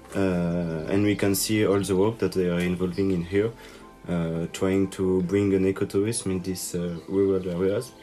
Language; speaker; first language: English; non-native, learner; French